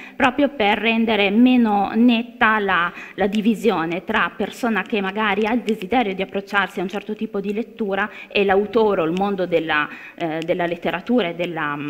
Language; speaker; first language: Italian; native; Italian